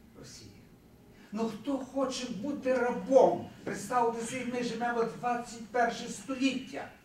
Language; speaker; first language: Ukrainian; early bilingual, heritage; Ukrainian